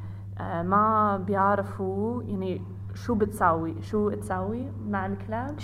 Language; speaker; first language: Arabic; non-native, learner; English